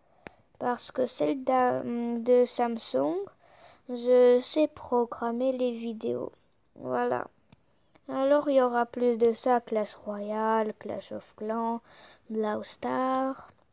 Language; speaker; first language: French; early bilingual, other home language; Polish